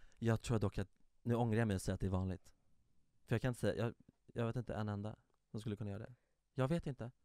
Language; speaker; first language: Swedish; native; Swedish